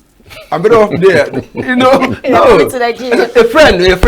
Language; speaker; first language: English; non-native, local second language; Igbo